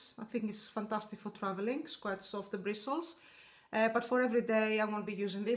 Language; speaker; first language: English; non-native, fluent; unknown